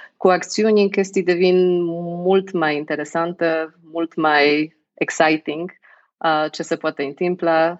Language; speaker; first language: Romanian; non-native, fluent; Polish